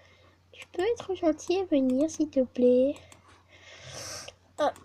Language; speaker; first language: French; native; French